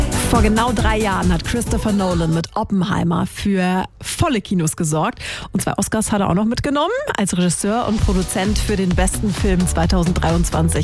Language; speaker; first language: German; native; German